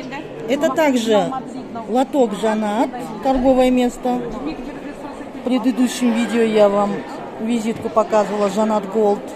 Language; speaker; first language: Russian; non-native, local second language; Kazakh